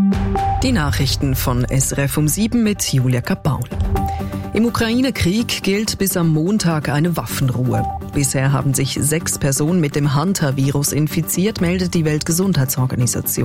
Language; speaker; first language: German; native; German